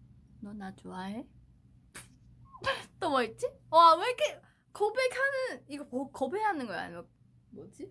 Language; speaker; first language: Korean; non-native, fluent; Chinese